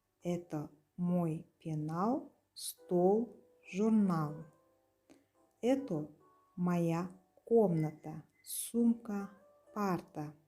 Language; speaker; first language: Russian; non-native, local second language; Kazakh